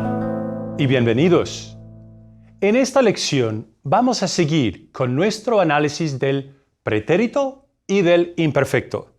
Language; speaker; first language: Spanish; non-native, fluent; English